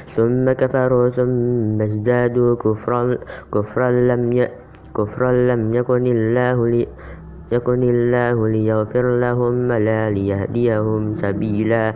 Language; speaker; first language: Arabic; non-native, learner; Indonesian